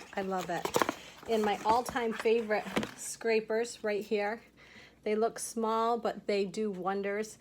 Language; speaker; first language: English; native; English